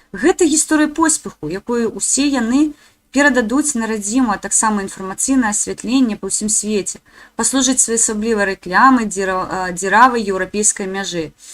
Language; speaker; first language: Belarusian; native; Belarusian